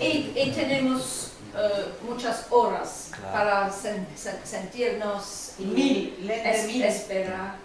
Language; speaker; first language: Spanish; non-native, learner; English